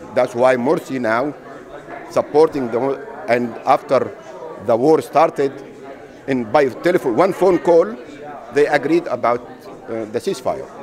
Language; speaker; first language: English; non-native, fluent; Arabic